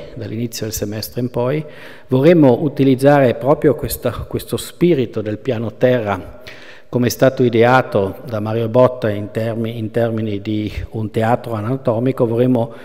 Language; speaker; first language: Italian; non-native, local second language; German